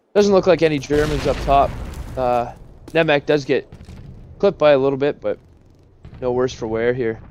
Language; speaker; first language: English; native; English